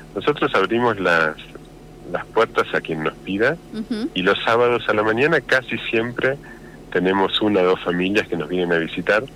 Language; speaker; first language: Spanish; native; Spanish